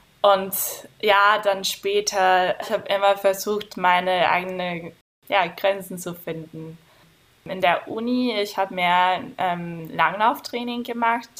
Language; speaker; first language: German; non-native, fluent; English